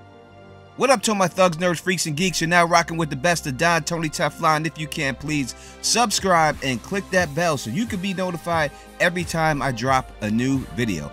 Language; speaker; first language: English; native; English